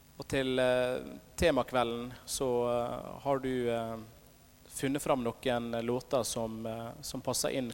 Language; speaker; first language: Norwegian; native; Norwegian